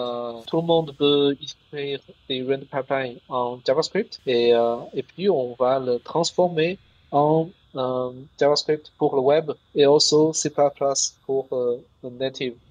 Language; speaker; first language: French; non-native, learner; Chinese